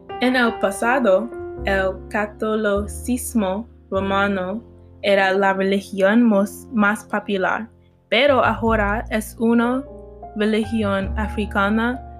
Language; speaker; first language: Spanish; non-native, learner; English